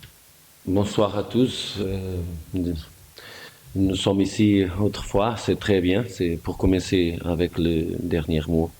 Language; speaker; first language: French; non-native, fluent; Portuguese